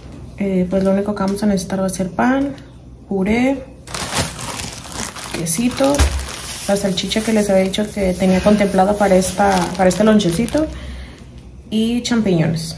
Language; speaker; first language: Spanish; native; Spanish